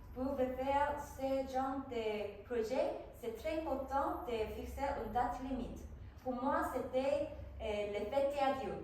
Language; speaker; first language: French; non-native, learner; Korean